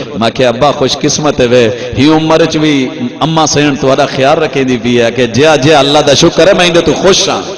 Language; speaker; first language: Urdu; non-native, local second language; Punjabi